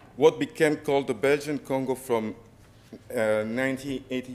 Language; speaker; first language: English; non-native, fluent; French